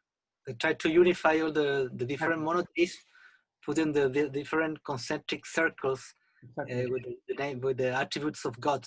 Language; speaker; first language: English; non-native, fluent; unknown